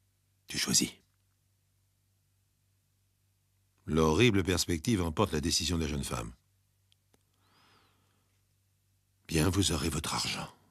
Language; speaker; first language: French; native; French